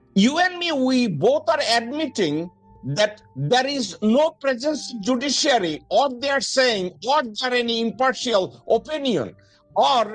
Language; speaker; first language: English; non-native, local second language; Bangla